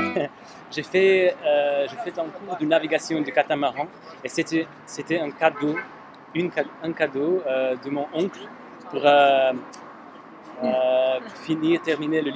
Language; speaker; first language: French; non-native, fluent; Slovak